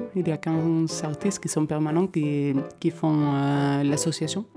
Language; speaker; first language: French; non-native, fluent; Spanish